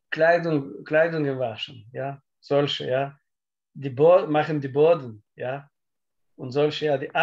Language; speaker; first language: German; non-native, learner; Russian